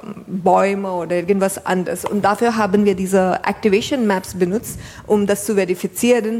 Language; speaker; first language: German; non-native, fluent; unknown